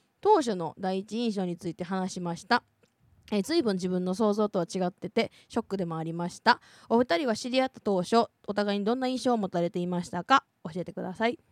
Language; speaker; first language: Japanese; native; Japanese